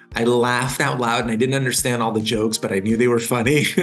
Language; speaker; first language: English; native; English